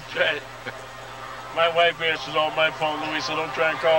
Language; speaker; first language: English; native; English